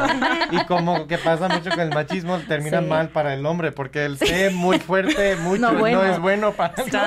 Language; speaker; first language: Spanish; non-native, fluent; English